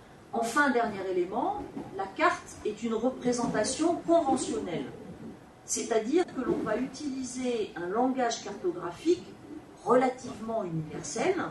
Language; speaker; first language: French; native; French